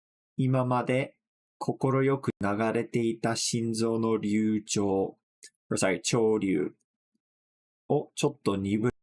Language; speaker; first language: Japanese; non-native, fluent; English